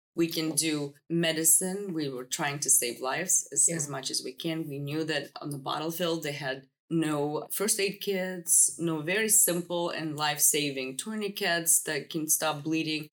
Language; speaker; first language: English; non-native, fluent; Russian